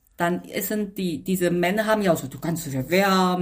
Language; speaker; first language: German; non-native, fluent; Chinese